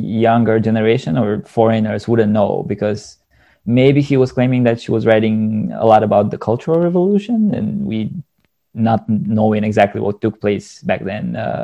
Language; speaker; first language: English; non-native, fluent; Bulgarian